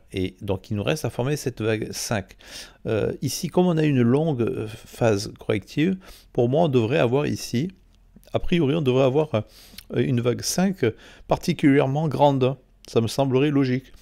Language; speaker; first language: French; native; French